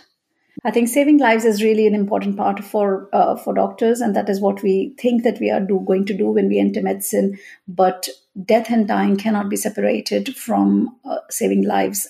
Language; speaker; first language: English; non-native, local second language; Hindi